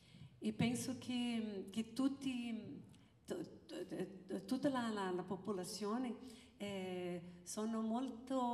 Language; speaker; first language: Italian; early bilingual, heritage; Italian